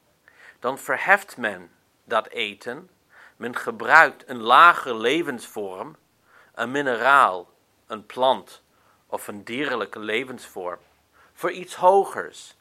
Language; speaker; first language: Dutch; non-native, fluent; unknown